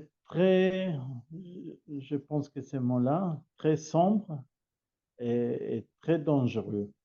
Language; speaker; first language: French; non-native, learner; Hebrew